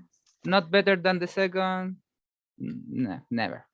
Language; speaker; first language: English; non-native, learner; Spanish